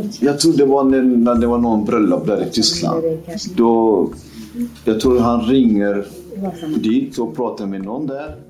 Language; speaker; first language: Swedish; non-native, fluent; Kurdish